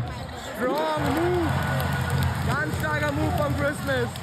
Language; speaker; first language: German; native; German